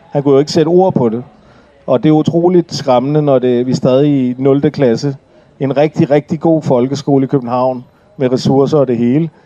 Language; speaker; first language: Danish; early bilingual, other home language; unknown